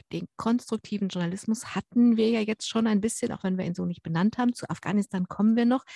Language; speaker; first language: German; native; German